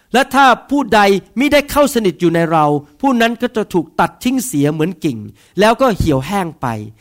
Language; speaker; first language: Thai; native; Thai